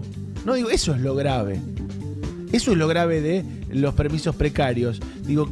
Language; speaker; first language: Spanish; native; Spanish